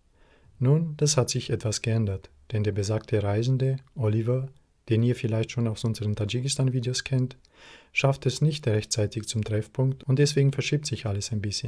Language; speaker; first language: German; native; German